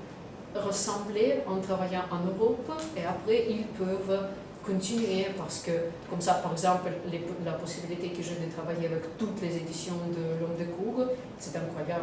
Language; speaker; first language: French; non-native, fluent; Russian